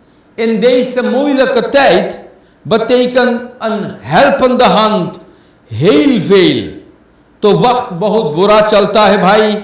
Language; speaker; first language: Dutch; non-native, local second language; Caribbean Hindustani